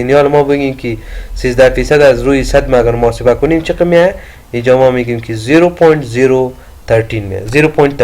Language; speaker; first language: Persian; native; Persian